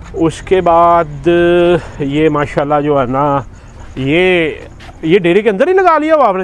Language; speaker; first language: Urdu; non-native, local second language; Punjabi